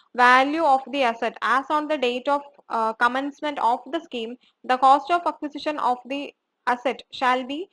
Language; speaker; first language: English; non-native, local second language; Malayalam